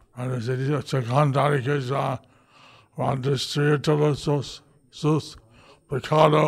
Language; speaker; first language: Spanish; non-native, learner; English